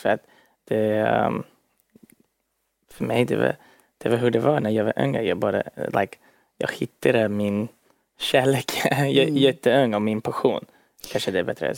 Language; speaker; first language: Swedish; early bilingual, heritage; English